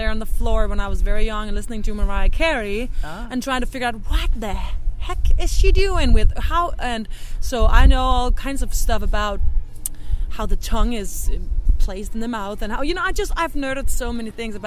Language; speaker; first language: English; non-native, fluent; Danish